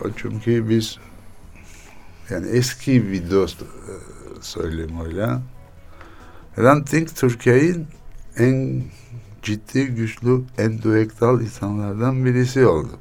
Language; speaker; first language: Turkish; non-native, learner; Armenian